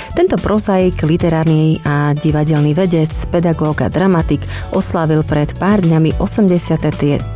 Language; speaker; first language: Slovak; native; Slovak